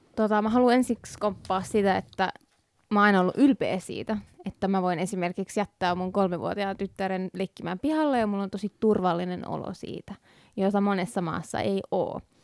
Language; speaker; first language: Finnish; early bilingual, other home language; Persian